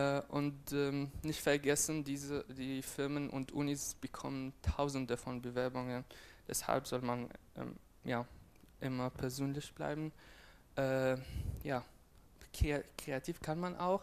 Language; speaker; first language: German; non-native, fluent; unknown